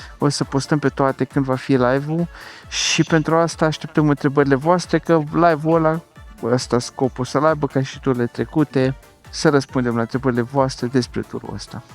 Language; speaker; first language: Romanian; native; Romanian